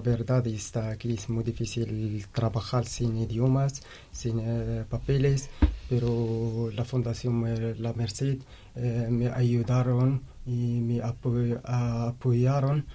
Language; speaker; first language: Spanish; non-native, learner; Arabic